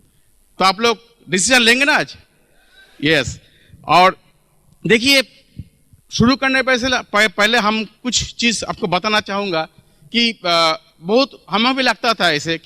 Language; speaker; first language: Hindi; non-native, local second language; Bangla